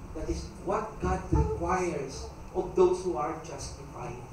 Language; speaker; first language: English; non-native, local second language; Filipino